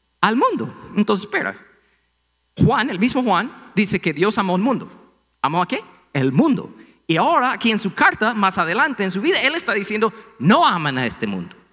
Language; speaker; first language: Spanish; non-native, fluent; English